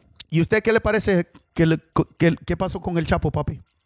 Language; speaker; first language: Spanish; early bilingual, heritage; Spanish